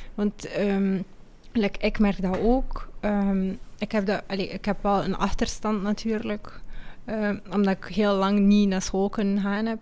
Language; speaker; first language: Dutch; early bilingual, other home language; Amharic